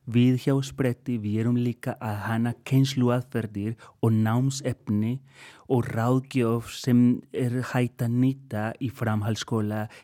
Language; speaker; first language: Icelandic; non-native, fluent; Spanish